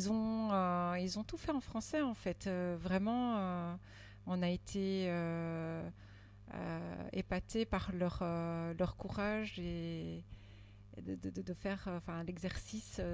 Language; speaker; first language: French; native; French